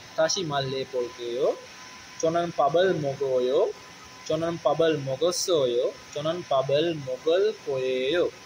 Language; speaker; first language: Korean; non-native, learner; Sinhala